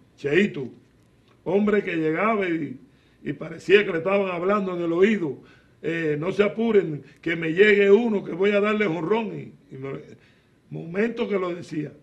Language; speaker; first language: Spanish; native; Spanish